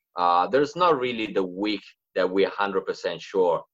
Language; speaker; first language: English; non-native, fluent; Italian